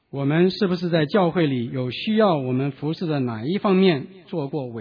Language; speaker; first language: Chinese; native; Chinese